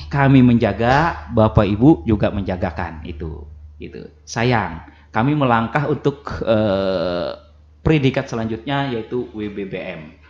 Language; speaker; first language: Indonesian; non-native, local second language; Banjar